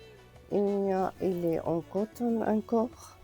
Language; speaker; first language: French; non-native, learner; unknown